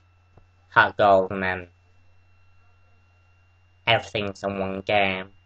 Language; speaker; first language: English; native; English